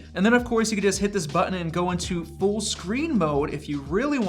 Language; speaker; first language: English; native; English